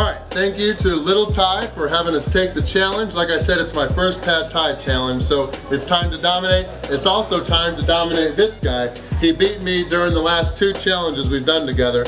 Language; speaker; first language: English; native; English